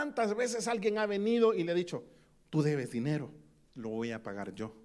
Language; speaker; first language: Spanish; native; Spanish